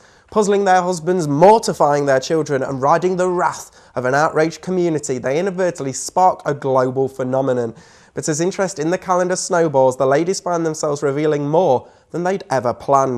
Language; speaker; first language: English; native; English